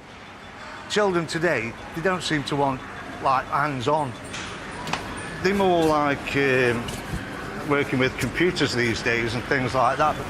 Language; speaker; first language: English; native; English